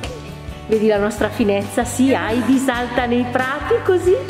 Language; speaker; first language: Italian; native; Italian